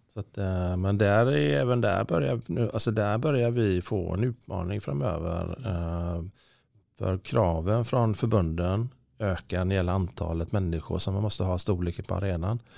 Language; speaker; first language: Swedish; native; Swedish